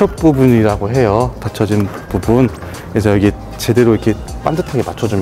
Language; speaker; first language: Korean; native; Korean